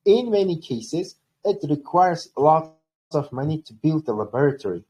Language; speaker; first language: English; non-native, fluent; Uzbek